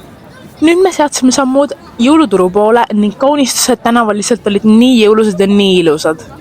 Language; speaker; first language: Estonian; native; Estonian